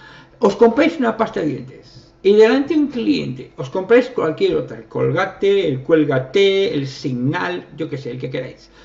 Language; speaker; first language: Spanish; native; Spanish